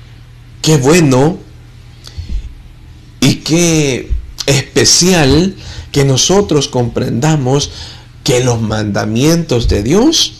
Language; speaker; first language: Spanish; native; Spanish